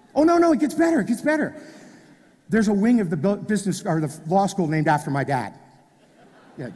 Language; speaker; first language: English; native; English